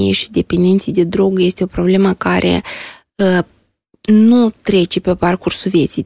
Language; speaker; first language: Romanian; native; Romanian